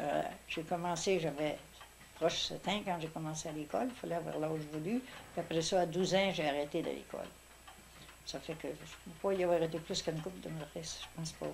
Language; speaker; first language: French; native; French